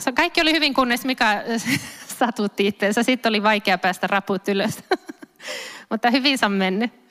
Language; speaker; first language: Finnish; early bilingual, heritage; Finnish